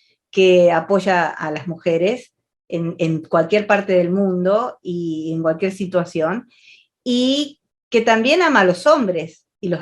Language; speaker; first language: Spanish; native; Spanish